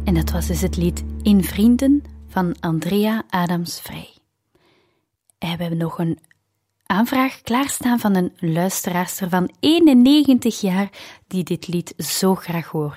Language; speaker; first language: Dutch; native; Dutch